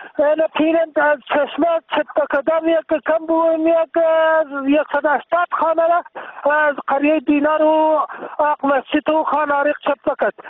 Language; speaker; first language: Persian; non-native, local second language; Turkmen